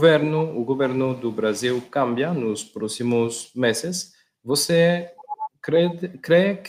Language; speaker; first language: Portuguese; non-native, learner; Spanish